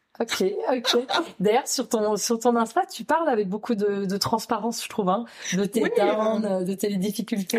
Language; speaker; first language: French; native; French